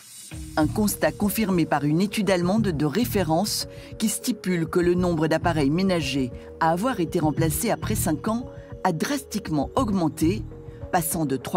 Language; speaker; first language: French; native; French